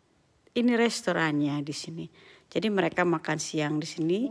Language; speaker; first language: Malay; non-native, local second language; Sundanese